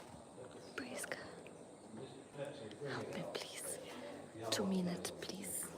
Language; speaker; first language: English; non-native, learner; Russian